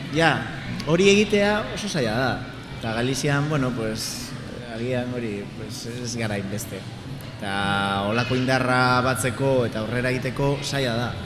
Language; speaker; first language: Basque; non-native, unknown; Galician